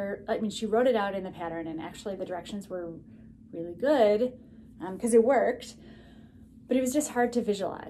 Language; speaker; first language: English; native; English